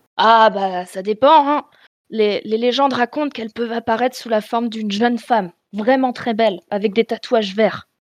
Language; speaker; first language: French; native; French